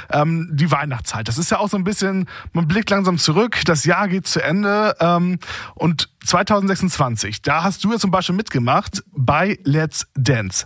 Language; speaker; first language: German; native; German